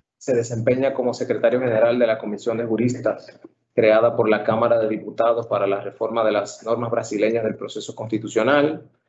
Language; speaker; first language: Spanish; native; Spanish